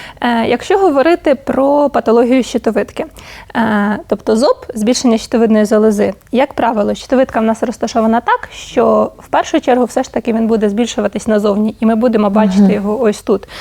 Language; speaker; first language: Ukrainian; native; Ukrainian